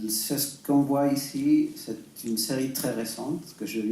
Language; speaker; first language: French; non-native, fluent; Spanish